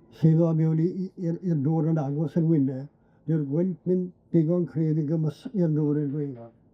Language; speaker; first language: Welsh; native; Welsh